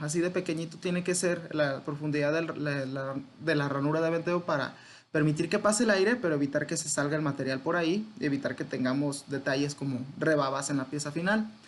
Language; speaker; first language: Spanish; native; Spanish